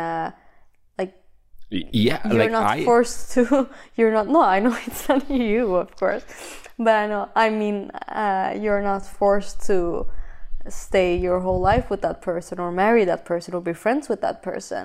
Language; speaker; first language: English; non-native, fluent; Swedish